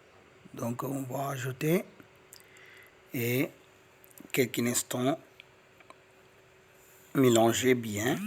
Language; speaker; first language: French; non-native, learner; Tamil